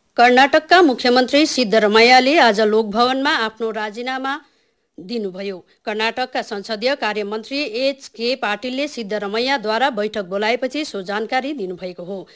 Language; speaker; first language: Nepali; native; Nepali